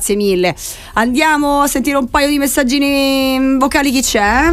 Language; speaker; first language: Italian; native; Italian